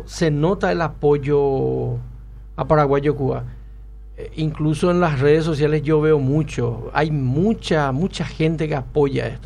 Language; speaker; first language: Spanish; native; Spanish